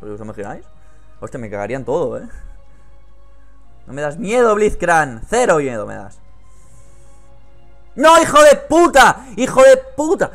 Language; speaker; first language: Spanish; native; Spanish